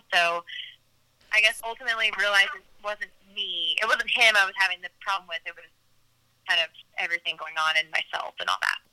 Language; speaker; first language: English; native; English